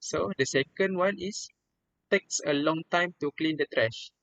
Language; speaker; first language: English; non-native, local second language; Malay